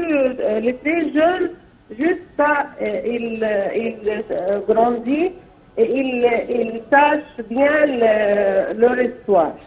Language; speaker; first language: French; non-native, fluent; Arabic